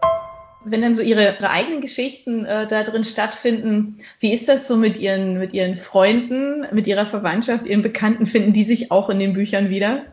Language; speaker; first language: German; native; German